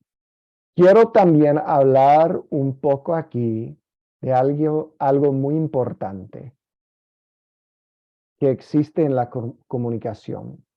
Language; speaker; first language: Spanish; non-native, fluent; English